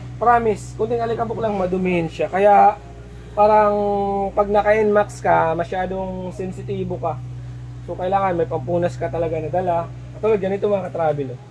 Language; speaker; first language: Filipino; non-native, local second language; Waray